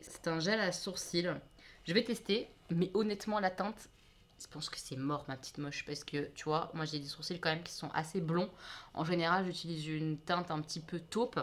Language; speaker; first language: French; native; French